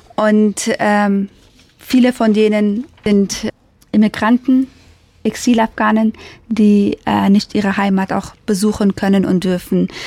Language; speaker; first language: German; non-native, fluent; Persian